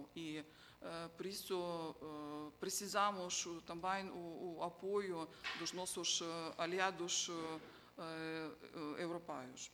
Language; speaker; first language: Portuguese; non-native, fluent; Ukrainian